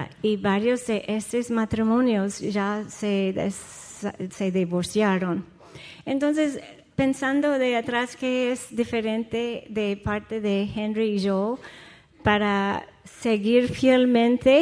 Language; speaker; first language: Spanish; non-native, fluent; English